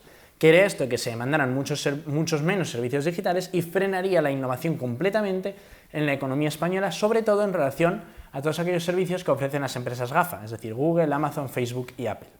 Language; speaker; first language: Spanish; native; Spanish